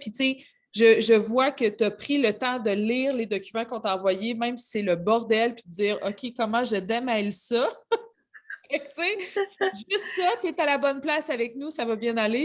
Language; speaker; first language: French; native; French